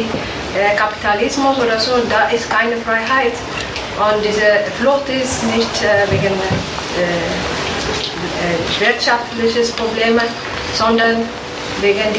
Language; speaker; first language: German; non-native, learner; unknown